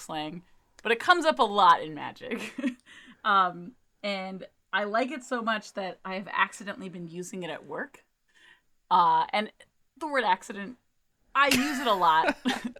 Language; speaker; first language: English; native; English